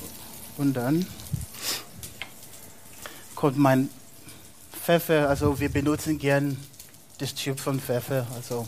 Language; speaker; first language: German; non-native, fluent; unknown